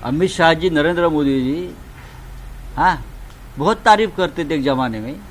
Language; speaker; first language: Hindi; non-native, local second language; Marathi